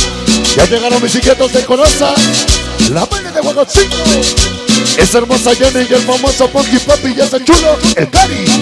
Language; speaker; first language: Spanish; native; Spanish